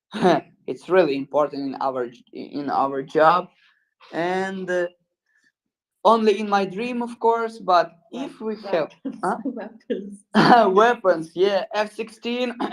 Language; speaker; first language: English; non-native, learner; Ukrainian